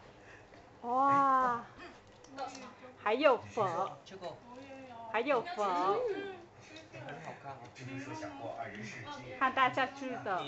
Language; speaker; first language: Chinese; non-native, learner; Vietnamese